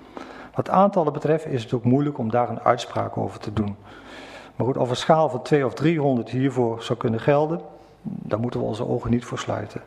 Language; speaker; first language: Dutch; native; Dutch